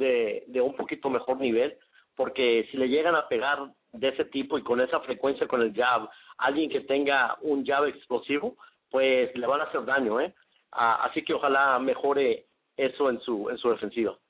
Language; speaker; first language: Spanish; native; Spanish